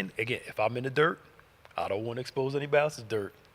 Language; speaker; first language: English; native; English